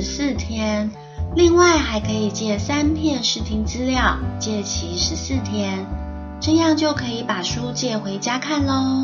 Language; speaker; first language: Chinese; native; Chinese